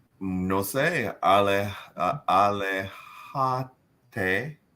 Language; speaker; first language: Spanish; non-native, learner; English